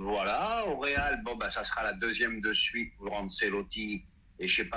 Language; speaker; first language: French; native; French